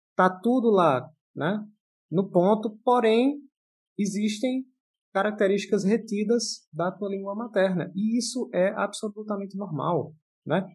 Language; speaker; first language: Portuguese; native; Portuguese